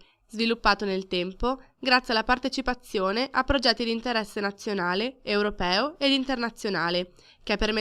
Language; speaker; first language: Italian; native; Italian